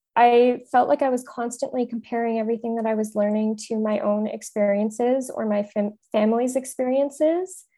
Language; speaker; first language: English; native; English